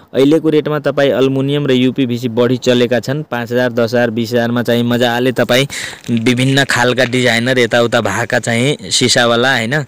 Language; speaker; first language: Nepali; native; Nepali